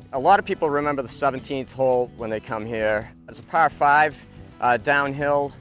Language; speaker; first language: English; native; English